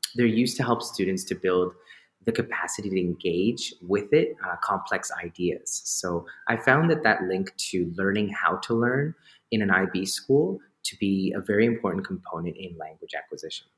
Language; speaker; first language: English; native; English